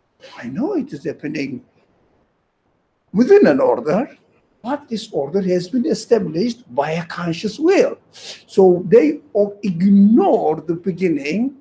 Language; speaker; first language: English; non-native, fluent; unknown